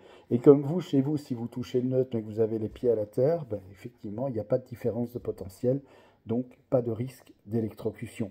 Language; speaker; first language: French; native; French